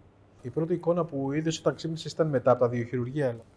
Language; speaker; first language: Greek; native; Greek